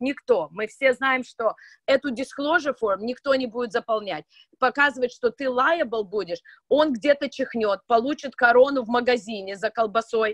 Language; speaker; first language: Russian; native; Russian